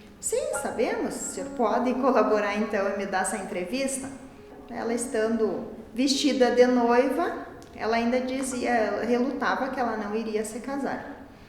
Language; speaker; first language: Portuguese; native; Portuguese